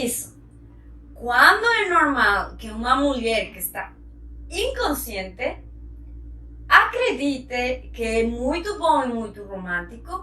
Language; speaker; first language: Portuguese; non-native, fluent; Spanish